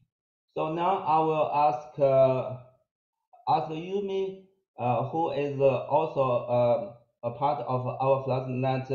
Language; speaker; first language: English; non-native, fluent; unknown